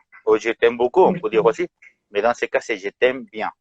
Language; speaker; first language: French; non-native, fluent; Spanish